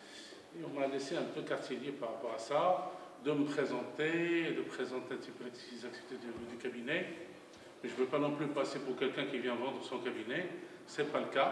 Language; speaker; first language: French; non-native, local second language; Arabic